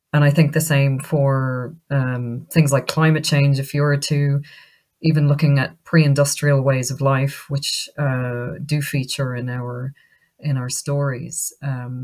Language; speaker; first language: English; native; English